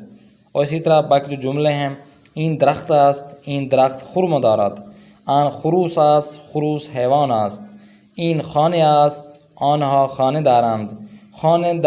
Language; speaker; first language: Persian; non-native, learner; Urdu